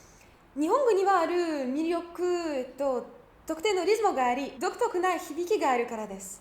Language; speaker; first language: Japanese; non-native, learner; Russian